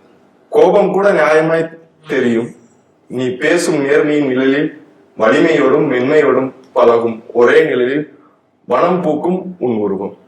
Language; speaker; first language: Tamil; native; Tamil